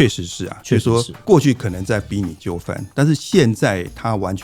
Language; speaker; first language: Chinese; native; Chinese